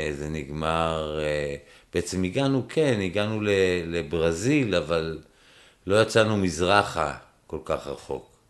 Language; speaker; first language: Hebrew; native; Hebrew